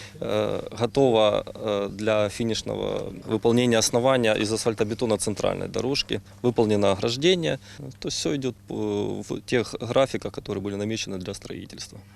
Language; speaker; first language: Russian; native; Russian